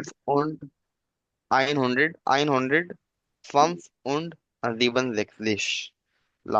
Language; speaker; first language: German; non-native, learner; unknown